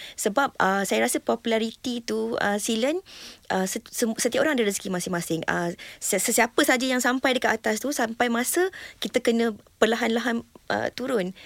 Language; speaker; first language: Malay; native; Malay